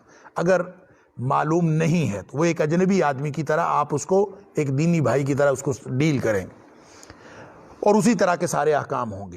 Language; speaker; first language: Urdu; native; Urdu